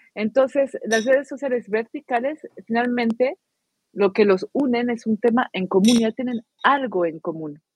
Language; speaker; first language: Spanish; non-native, fluent; French